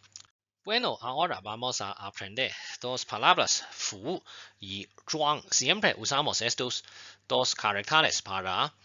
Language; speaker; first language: Spanish; non-native, fluent; Chinese